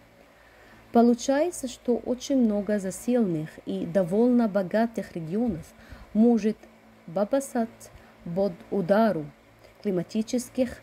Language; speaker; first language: Russian; non-native, fluent; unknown